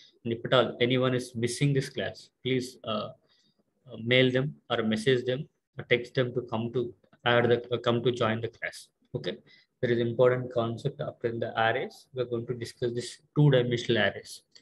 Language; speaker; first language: English; non-native, local second language; Telugu